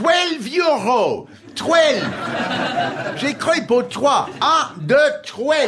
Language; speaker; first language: French; non-native, learner; English